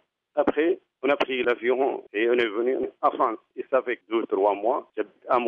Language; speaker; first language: French; non-native, fluent; Arabic